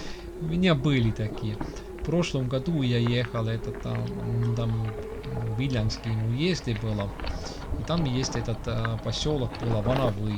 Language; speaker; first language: Russian; non-native, local second language; Estonian